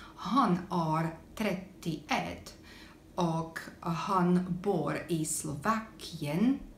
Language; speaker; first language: Swedish; non-native, learner; Slovak